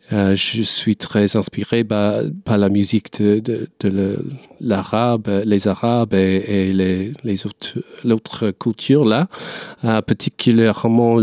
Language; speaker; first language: French; non-native, learner; English